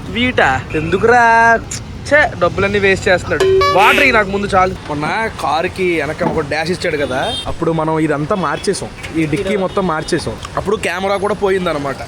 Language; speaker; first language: Telugu; native; Telugu